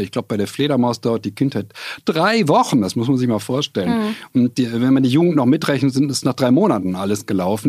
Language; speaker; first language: German; native; German